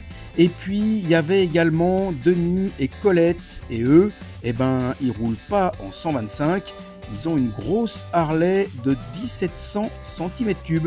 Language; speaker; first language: French; native; French